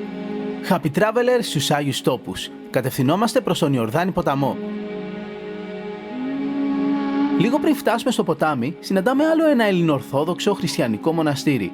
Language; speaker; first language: Greek; native; Greek